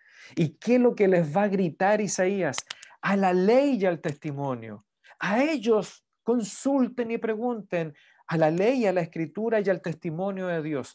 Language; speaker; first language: Spanish; native; Spanish